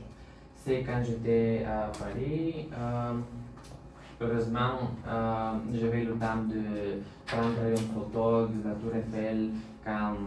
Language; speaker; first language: French; non-native, learner; Bulgarian